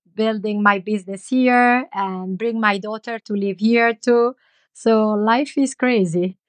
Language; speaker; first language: English; non-native, learner; Italian